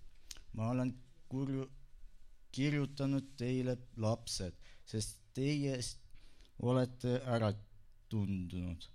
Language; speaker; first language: Estonian; non-native, local second language; Russian